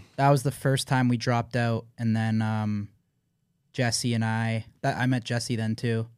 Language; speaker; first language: English; native; English